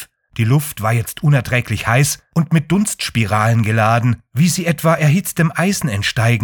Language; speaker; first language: German; native; German